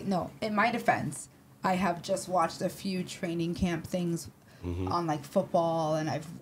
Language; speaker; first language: English; native; English